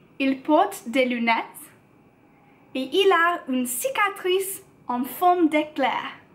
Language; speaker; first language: French; non-native, learner; English